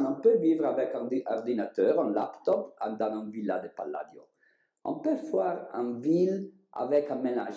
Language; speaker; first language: French; non-native, learner; Italian